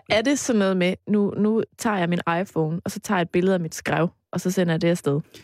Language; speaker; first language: Danish; native; Danish